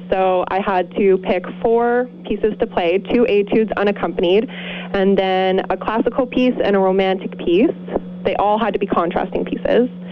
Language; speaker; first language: English; native; English